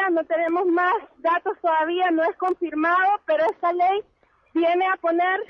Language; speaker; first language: Spanish; native; Spanish